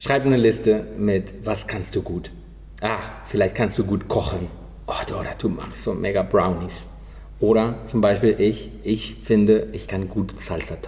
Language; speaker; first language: German; non-native, fluent; Spanish